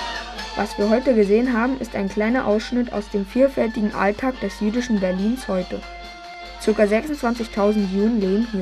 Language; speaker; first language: German; native; German